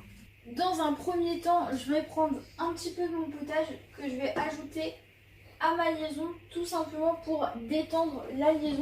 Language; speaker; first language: French; native; French